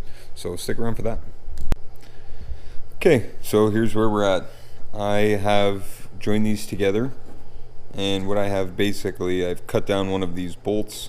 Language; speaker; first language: English; native; English